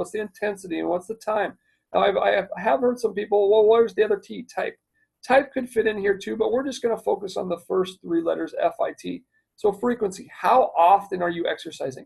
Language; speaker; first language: English; native; English